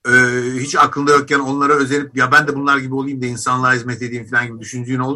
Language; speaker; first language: Turkish; native; Turkish